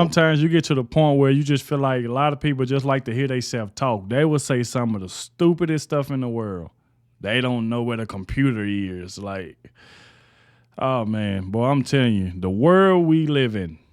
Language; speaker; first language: English; native; English